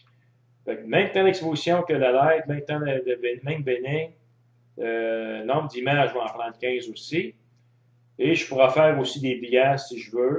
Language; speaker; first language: French; native; French